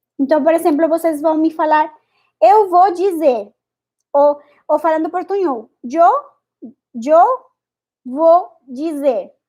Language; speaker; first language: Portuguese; non-native, fluent; Spanish